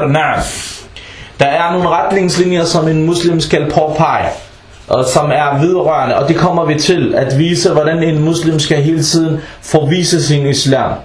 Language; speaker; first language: Danish; early bilingual, other home language; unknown